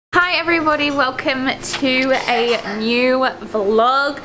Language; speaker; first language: English; native; English